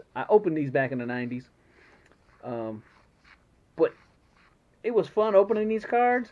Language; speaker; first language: English; native; English